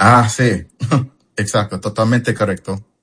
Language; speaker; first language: Spanish; early bilingual, heritage; English